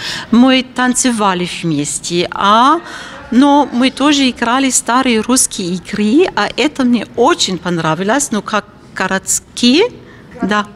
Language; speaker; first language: Russian; non-native, fluent; German